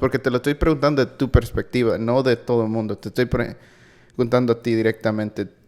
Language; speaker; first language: Spanish; early bilingual, heritage; Spanish